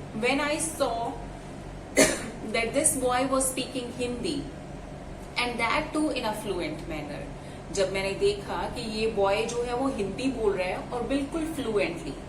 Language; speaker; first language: Hindi; native; Hindi